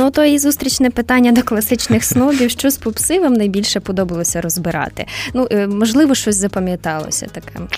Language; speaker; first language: Ukrainian; native; Ukrainian